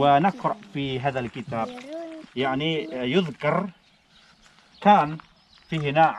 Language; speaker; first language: Arabic; non-native, learner; Indonesian